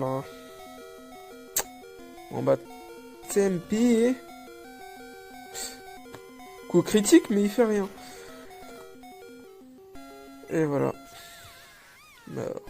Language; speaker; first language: French; native; French